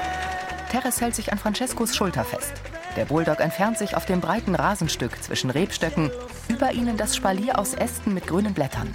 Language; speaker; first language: German; native; German